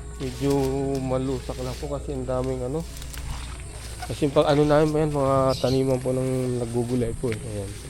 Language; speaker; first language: Filipino; non-native, local second language; Bikol